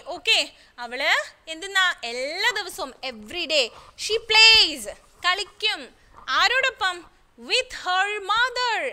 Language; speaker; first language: English; non-native, local second language; Malayalam